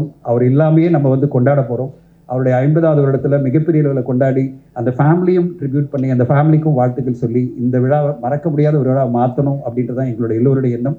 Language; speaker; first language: Tamil; native; Tamil